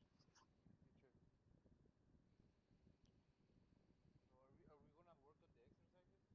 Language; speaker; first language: English; non-native, learner; Spanish